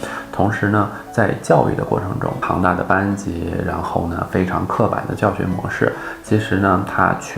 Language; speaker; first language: Chinese; native; Chinese